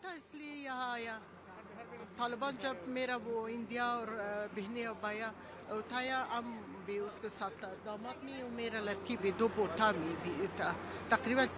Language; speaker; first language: Hindi; non-native, learner; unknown